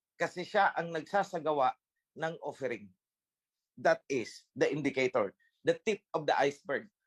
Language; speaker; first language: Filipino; native; Filipino